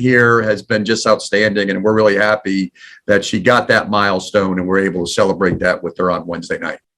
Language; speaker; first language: English; native; English